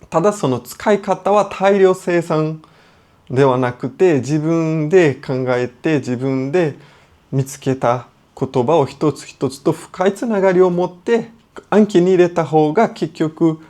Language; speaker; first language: Japanese; non-native, fluent; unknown